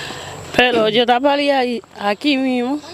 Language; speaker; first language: Spanish; non-native, learner; Haitian Creole